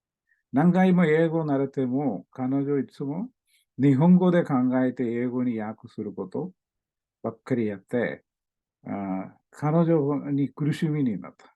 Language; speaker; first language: Japanese; non-native, learner; Malayalam